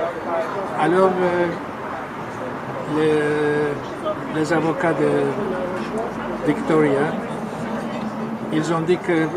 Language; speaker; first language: French; non-native, fluent; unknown